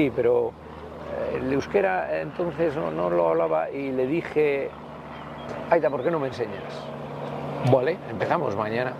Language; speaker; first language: Spanish; native; Spanish